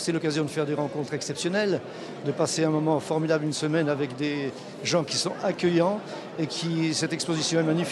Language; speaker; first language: French; native; French